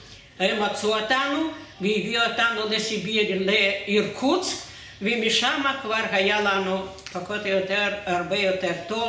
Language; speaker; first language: Hebrew; non-native, fluent; Russian